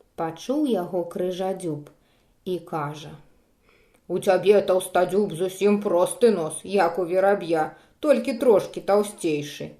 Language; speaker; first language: Belarusian; non-native, local second language; Russian